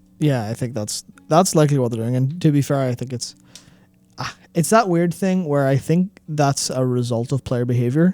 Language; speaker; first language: English; native; English